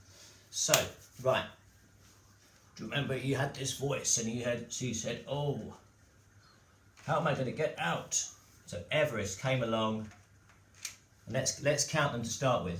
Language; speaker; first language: English; native; English